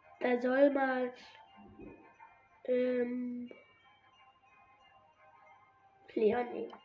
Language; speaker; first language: German; native; German